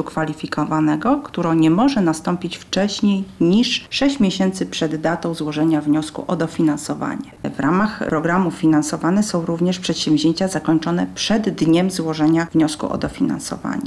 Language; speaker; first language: Polish; native; Polish